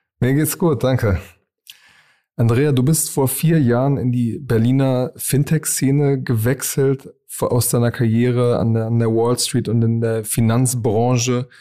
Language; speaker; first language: German; native; German